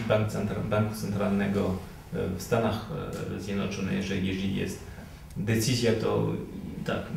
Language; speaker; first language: Polish; non-native, fluent; French